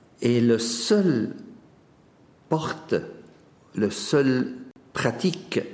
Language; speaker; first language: French; non-native, fluent; Arabic